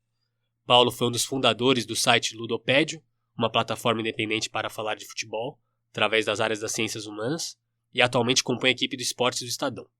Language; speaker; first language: Portuguese; native; Portuguese